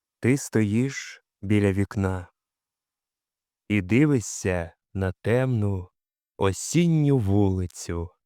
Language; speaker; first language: Ukrainian; native; Ukrainian